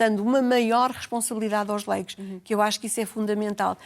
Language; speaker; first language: Portuguese; native; Portuguese